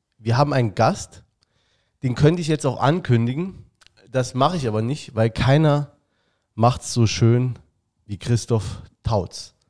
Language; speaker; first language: German; native; German